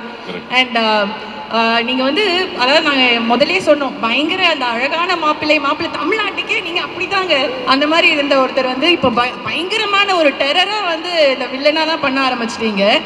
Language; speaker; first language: Tamil; native; Tamil